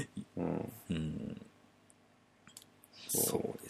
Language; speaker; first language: Japanese; native; Japanese